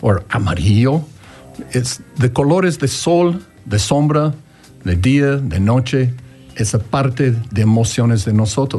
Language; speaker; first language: Spanish; non-native, learner; English